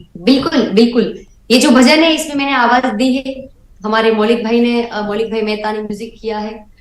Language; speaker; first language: Hindi; non-native, local second language; Gujarati